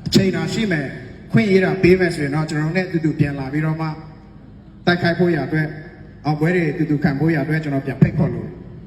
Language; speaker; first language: Burmese; non-native, local second language; Western Kayah